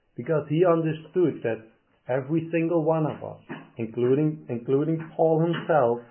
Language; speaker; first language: English; non-native, fluent; Dutch